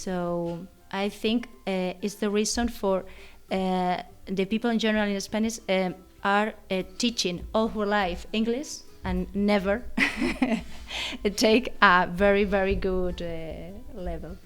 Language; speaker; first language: English; non-native, learner; Spanish